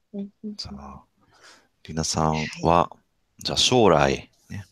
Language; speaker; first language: Japanese; non-native, fluent; English